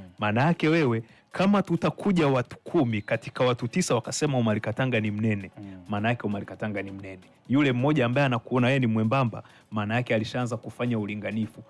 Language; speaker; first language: Swahili; native; Swahili